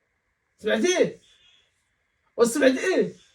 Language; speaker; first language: Arabic; native; Arabic